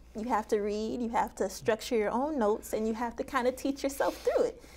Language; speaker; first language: English; native; English